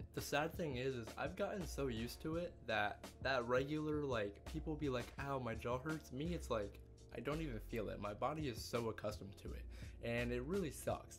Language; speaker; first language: English; native; English